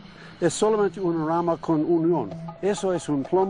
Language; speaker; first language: Spanish; non-native, learner; English